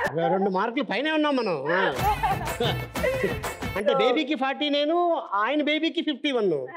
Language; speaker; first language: Telugu; native; Telugu